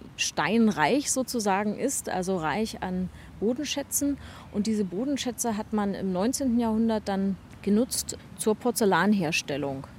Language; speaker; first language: German; native; German